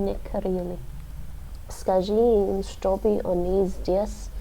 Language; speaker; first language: Russian; non-native, learner; English